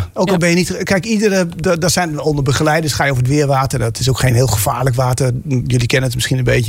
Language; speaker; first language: Dutch; native; Dutch